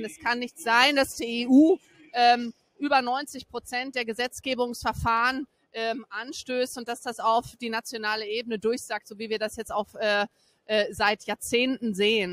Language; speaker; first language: German; native; German